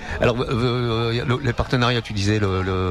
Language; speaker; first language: French; native; French